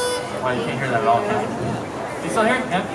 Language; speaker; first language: English; native; English